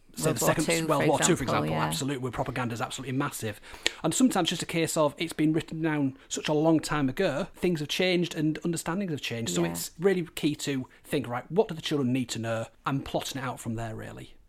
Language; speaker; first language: English; native; English